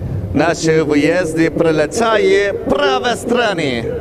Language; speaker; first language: Czech; non-native, learner; Turkish